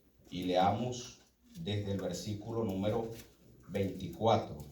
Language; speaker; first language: Spanish; native; Spanish